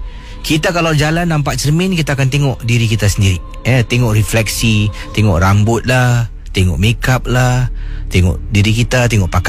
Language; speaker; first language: Malay; native; Malay